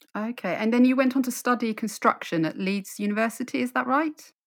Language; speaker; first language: English; native; English